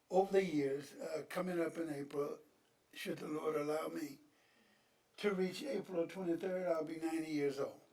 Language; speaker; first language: English; native; English